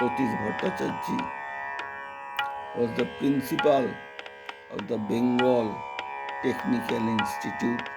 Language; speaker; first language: English; non-native, local second language; Bangla